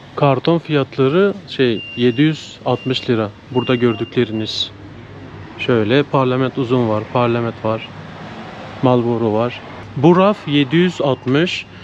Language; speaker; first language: Turkish; native; Turkish